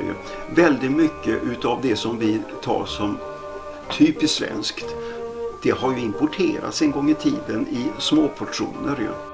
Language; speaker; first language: Swedish; native; Swedish